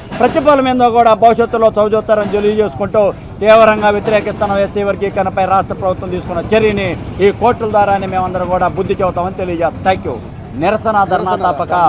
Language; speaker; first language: Telugu; native; Telugu